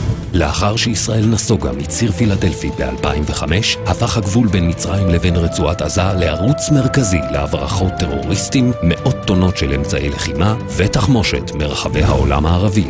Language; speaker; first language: Hebrew; native; Hebrew